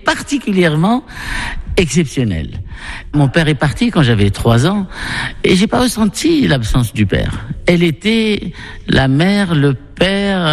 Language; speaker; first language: French; non-native, local second language; Arabic